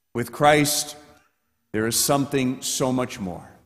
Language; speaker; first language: English; native; English